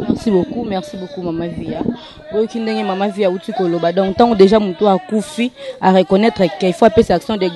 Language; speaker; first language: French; non-native, local second language; Lingala